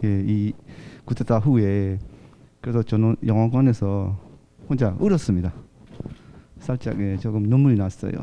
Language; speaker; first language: Korean; non-native, fluent; Burmese